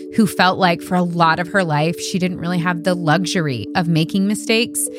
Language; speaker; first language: English; native; English